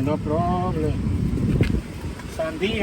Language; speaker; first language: Spanish; native; Spanish